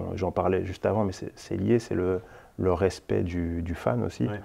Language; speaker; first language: French; native; French